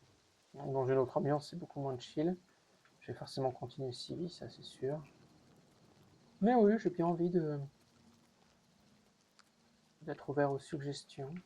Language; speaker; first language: French; native; French